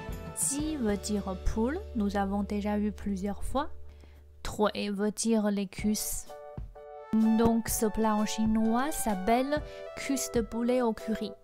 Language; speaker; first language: French; non-native, fluent; Chinese